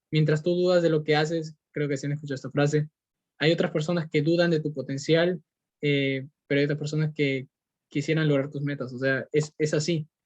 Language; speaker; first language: Spanish; native; Spanish